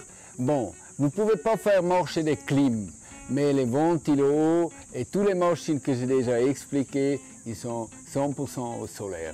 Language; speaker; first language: French; non-native, fluent; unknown